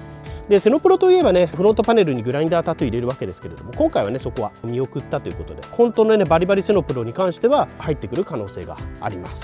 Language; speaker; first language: Japanese; native; Japanese